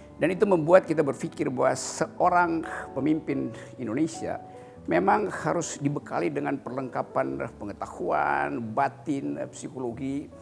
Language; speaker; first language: Indonesian; native; Indonesian